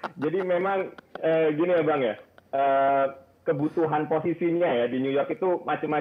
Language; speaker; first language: Indonesian; native; Indonesian